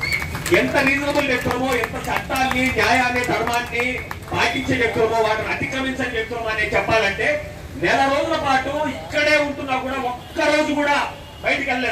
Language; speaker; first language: Telugu; native; Telugu